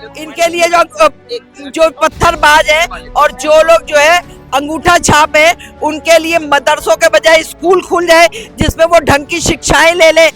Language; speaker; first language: Hindi; native; Hindi